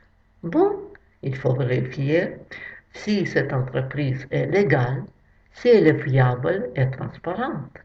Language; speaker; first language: French; non-native, fluent; Russian